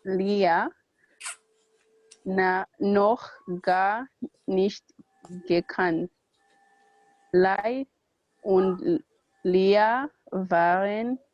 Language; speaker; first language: German; non-native, learner; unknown